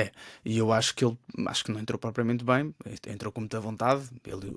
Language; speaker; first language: Portuguese; native; Portuguese